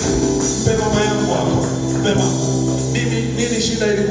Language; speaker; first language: Swahili; native; Swahili